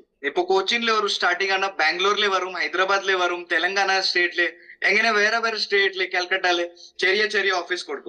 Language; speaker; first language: Malayalam; non-native, fluent; Hindi